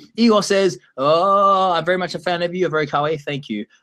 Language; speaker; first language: English; native; English